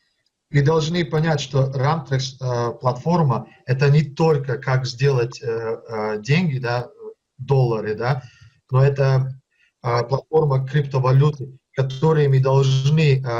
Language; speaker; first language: Russian; early bilingual, heritage; Russian